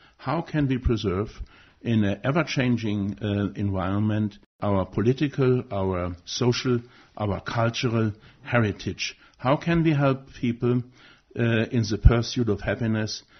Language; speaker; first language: English; non-native, fluent; German